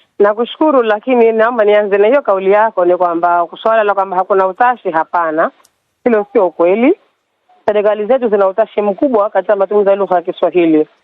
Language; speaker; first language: Swahili; native; Swahili